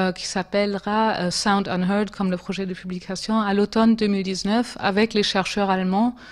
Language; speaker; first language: French; non-native, fluent; German